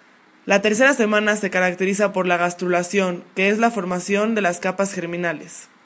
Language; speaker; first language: Spanish; native; Spanish